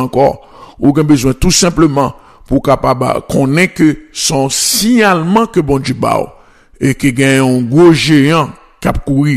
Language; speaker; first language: French; non-native, local second language; Haitian Creole